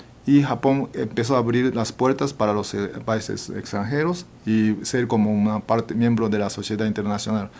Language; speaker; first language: Spanish; non-native, fluent; Japanese